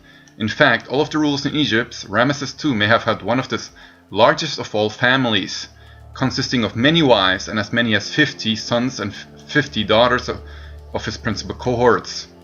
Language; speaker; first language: English; non-native, fluent; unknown